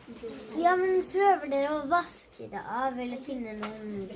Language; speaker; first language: Norwegian; early bilingual, other home language; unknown